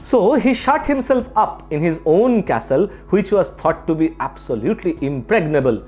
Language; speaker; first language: English; non-native, local second language; Bangla